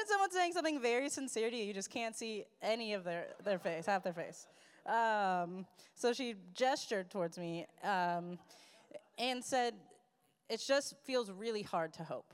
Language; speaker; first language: English; native; English